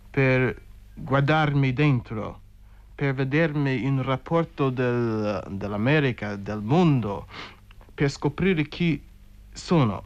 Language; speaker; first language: Italian; non-native, fluent; English